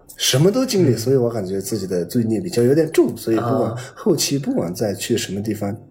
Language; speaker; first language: Chinese; native; Chinese